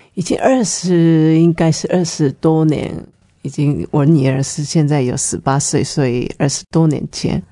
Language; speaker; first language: Chinese; non-native, fluent; Japanese